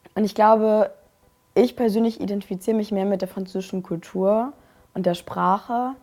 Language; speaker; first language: German; native; German